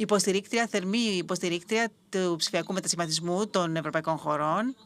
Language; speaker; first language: Greek; native; Greek